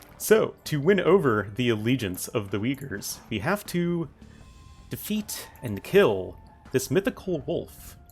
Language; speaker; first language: English; native; English